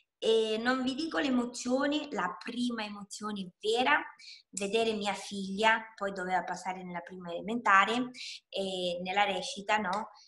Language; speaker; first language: Italian; non-native, fluent; Romanian